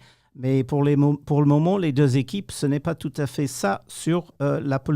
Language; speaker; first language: French; non-native, fluent; English